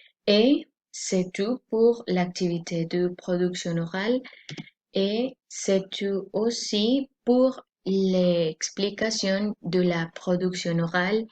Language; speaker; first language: French; non-native, learner; Spanish